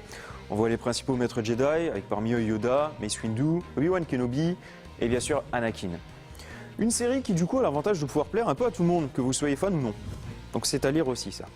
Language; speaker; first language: French; native; French